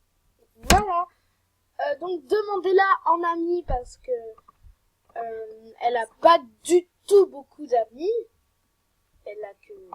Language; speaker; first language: French; native; French